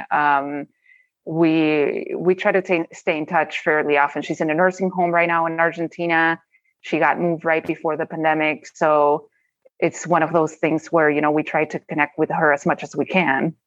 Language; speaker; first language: English; non-native, fluent; Spanish